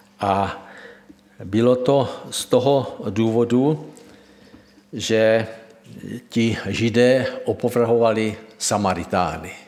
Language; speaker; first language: Czech; native; Czech